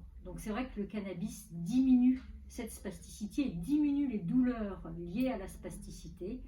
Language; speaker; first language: French; native; French